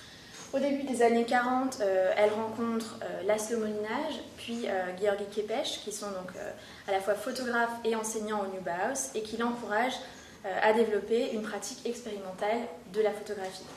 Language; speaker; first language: French; native; French